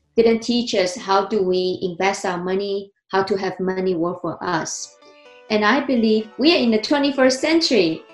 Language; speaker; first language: English; non-native, fluent; Chinese